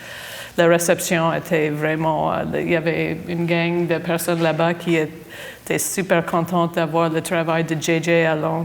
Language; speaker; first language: French; non-native, fluent; English